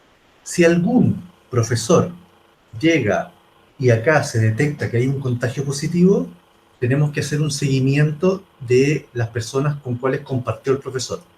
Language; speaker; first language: Spanish; native; Spanish